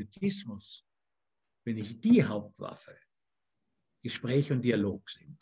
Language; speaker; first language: German; native; German